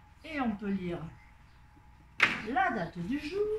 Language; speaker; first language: French; native; French